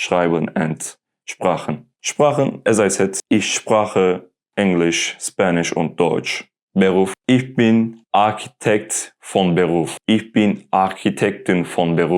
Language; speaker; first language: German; non-native, learner; Turkish